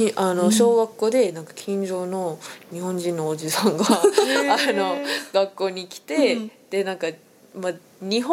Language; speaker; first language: Japanese; non-native, fluent; English